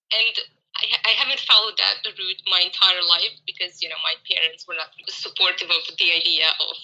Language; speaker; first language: English; non-native, fluent; Croatian